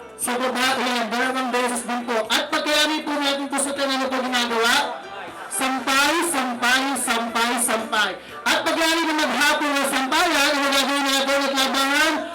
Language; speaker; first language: Filipino; native; Filipino